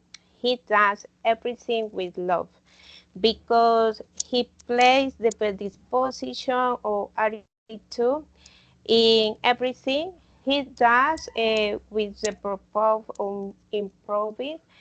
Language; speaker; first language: English; non-native, learner; Spanish